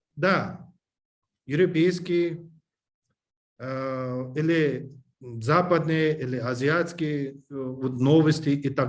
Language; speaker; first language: Russian; non-native, learner; English